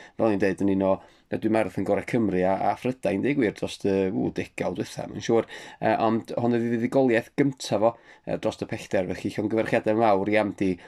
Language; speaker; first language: Welsh; native; Welsh